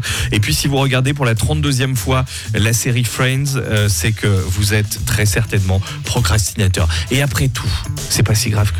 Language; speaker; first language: French; native; French